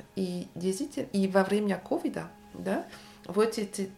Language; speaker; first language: Russian; non-native, fluent; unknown